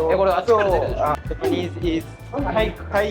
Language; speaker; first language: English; non-native, learner; Japanese